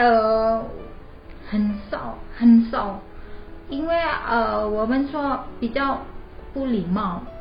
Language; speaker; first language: Chinese; non-native, learner; Indonesian